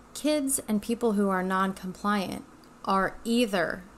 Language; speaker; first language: English; native; English